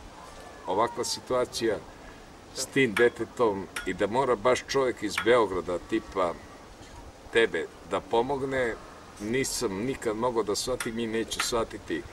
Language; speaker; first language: Serbian; native; Serbian